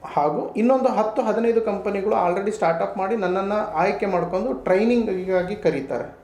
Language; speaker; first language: Kannada; native; Kannada